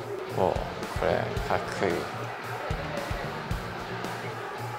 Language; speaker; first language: Japanese; non-native, fluent; Cantonese